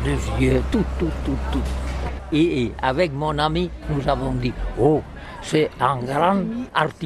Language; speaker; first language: French; non-native, learner; Spanish